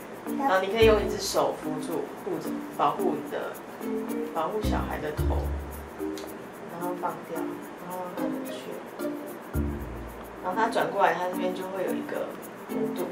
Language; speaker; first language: Chinese; native; Chinese